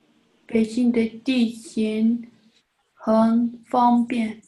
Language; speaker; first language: Chinese; non-native, learner; English